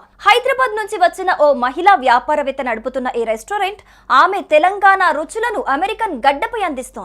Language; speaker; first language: Telugu; native; Telugu